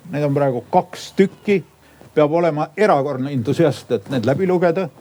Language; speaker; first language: Estonian; native; Estonian